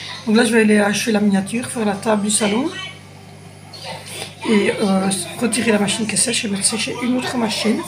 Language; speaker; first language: French; native; French